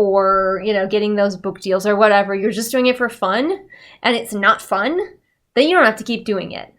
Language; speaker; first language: English; native; English